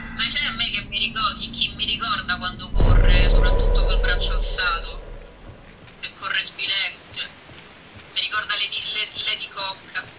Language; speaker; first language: Italian; non-native, fluent; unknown